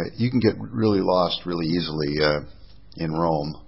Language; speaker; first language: English; native; English